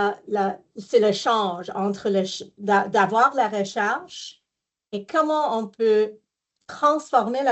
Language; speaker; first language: French; non-native, fluent; English